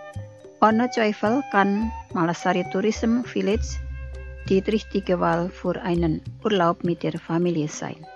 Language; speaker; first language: German; non-native, fluent; Indonesian